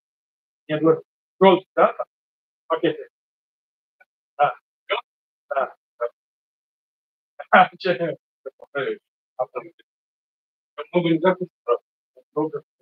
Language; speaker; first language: Russian; non-native, fluent; Tajik